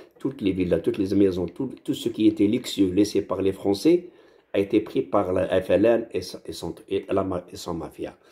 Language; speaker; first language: French; non-native, local second language; Arabic